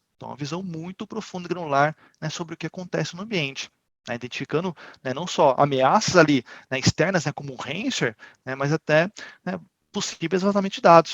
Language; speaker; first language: Portuguese; native; Portuguese